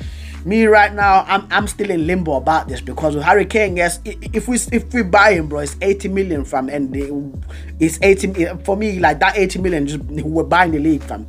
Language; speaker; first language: English; native; English